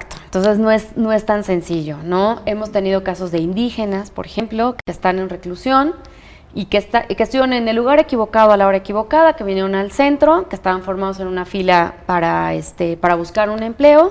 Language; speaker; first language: Spanish; native; Spanish